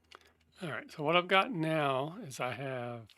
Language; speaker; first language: English; native; English